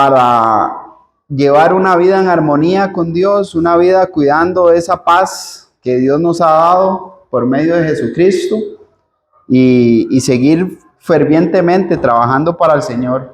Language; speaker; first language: Spanish; native; Spanish